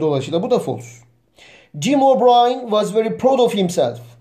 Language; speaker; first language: English; non-native, fluent; Turkish